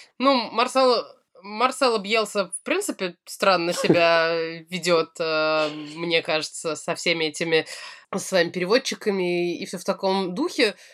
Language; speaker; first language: Russian; native; Russian